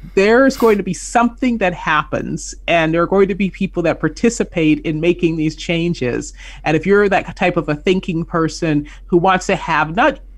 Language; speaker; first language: English; native; English